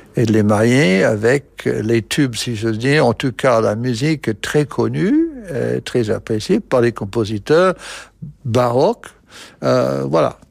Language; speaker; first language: French; non-native, fluent; English